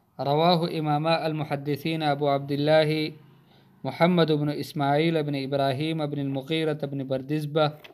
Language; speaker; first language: Arabic; non-native, fluent; Hindi